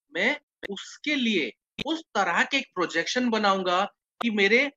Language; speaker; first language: Hindi; non-native, local second language; Odia